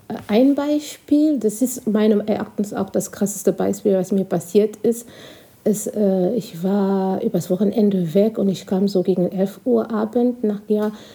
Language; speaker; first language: German; non-native, fluent; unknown